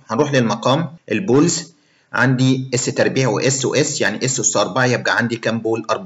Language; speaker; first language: Arabic; native; Arabic